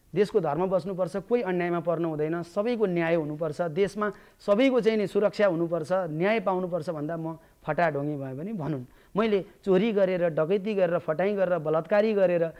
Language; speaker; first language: Nepali; native; Nepali